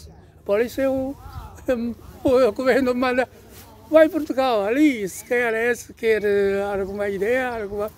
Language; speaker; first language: Portuguese; non-native, learner; Chinese